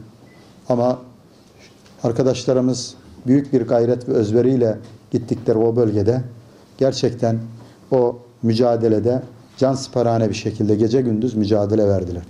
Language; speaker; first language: Turkish; native; Turkish